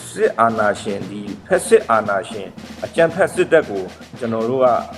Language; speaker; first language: Burmese; non-native, local second language; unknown